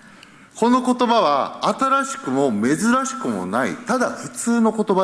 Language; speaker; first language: Japanese; early bilingual, heritage; Japanese